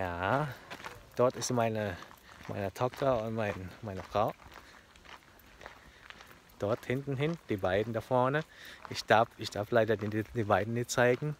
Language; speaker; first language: German; non-native, fluent; Filipino